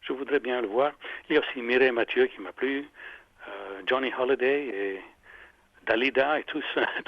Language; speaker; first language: French; non-native, fluent; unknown